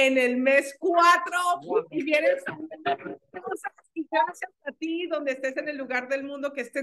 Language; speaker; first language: Spanish; native; Spanish